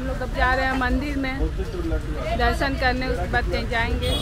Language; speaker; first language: Hindi; native; Hindi